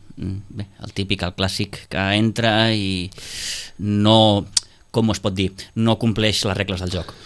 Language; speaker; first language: Catalan; native; Catalan